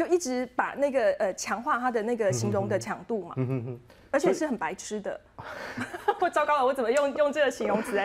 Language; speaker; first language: Chinese; native; Chinese